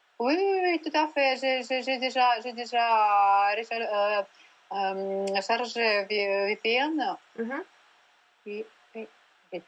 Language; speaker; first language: French; non-native, learner; Russian